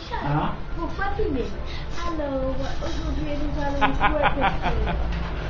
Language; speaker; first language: French; native; French